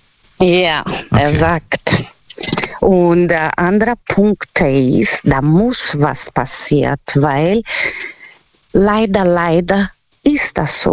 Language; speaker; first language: German; non-native, learner; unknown